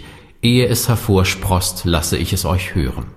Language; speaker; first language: German; native; German